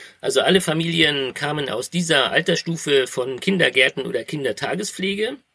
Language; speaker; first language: German; native; German